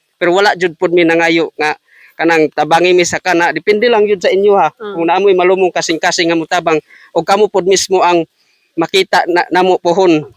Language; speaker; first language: Cebuano; non-native, local second language; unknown